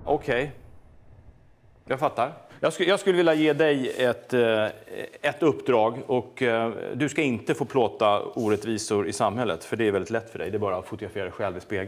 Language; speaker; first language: Swedish; native; Swedish